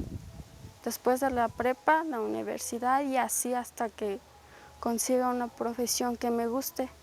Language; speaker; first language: Spanish; non-native, local second language; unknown